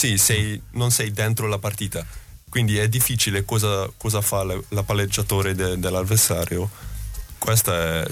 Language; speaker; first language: Italian; non-native, learner; Dutch